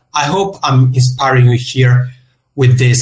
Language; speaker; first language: English; non-native, fluent; Italian